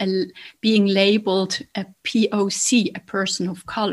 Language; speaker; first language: English; non-native, fluent; German